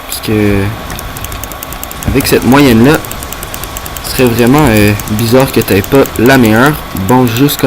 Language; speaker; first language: French; native; French